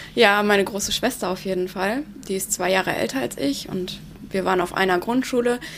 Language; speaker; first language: German; early bilingual, other home language; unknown